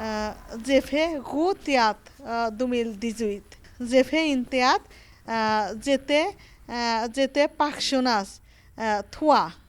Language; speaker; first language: French; non-native, learner; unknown